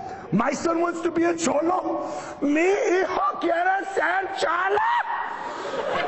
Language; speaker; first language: Spanish; early bilingual, heritage; Spanish